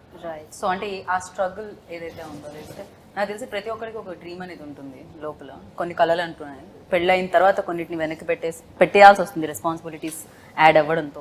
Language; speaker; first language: Telugu; native; Telugu